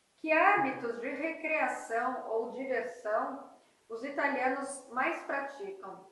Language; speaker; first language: Portuguese; native; Portuguese